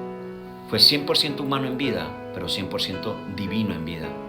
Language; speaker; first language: Spanish; native; Spanish